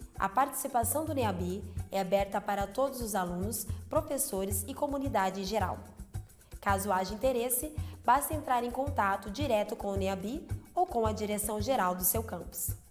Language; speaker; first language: Portuguese; native; Portuguese